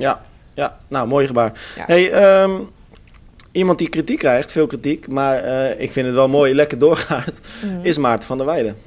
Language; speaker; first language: Dutch; native; Dutch